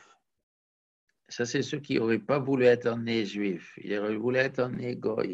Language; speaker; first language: French; native; French